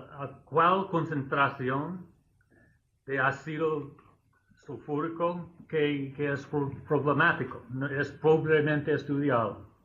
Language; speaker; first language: Spanish; non-native, fluent; English